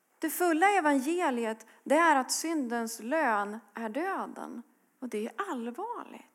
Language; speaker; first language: Swedish; native; Swedish